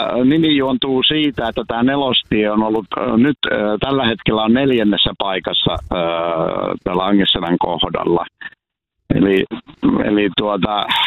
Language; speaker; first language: Finnish; native; Finnish